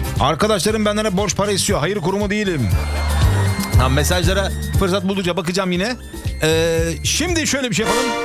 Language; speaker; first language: Turkish; early bilingual, heritage; Turkish